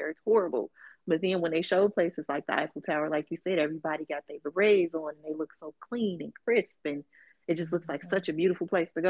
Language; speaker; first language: English; native; English